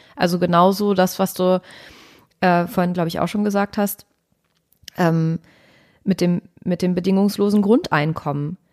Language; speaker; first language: German; native; German